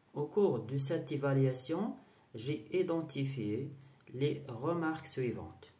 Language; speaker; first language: French; non-native, local second language; Arabic